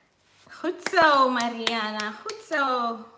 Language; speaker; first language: Dutch; non-native, learner; Swahili